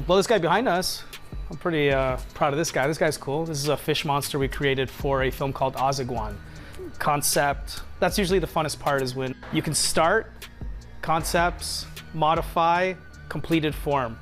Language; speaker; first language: English; native; English